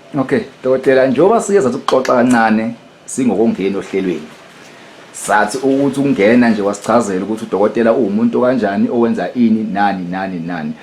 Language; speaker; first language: Zulu; native; Zulu